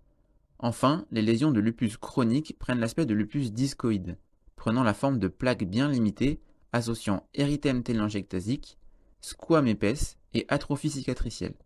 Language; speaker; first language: French; native; French